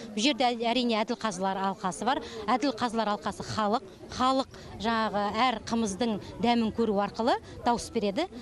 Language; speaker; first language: Kazakh; native; Kazakh